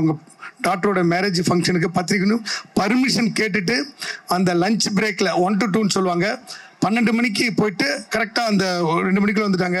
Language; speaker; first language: Tamil; native; Tamil